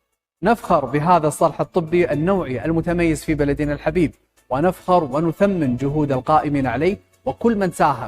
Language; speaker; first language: Arabic; native; Arabic